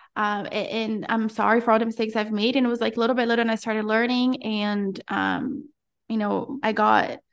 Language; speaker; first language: English; non-native, fluent; Portuguese